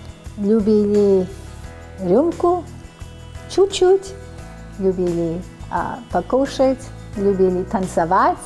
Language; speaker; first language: Russian; early bilingual, heritage; Russian